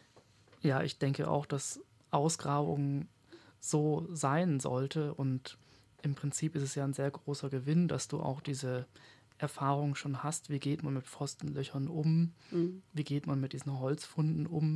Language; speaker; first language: German; native; German